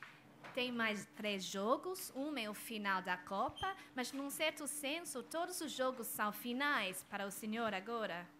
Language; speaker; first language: Portuguese; non-native, fluent; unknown